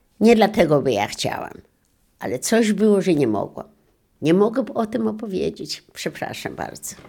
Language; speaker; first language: Polish; non-native, local second language; Yiddish